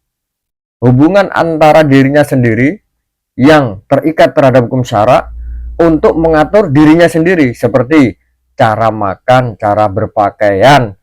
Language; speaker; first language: Indonesian; native; Indonesian